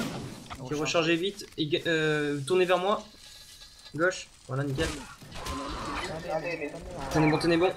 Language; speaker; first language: French; native; French